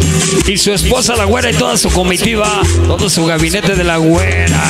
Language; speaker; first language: Spanish; native; Spanish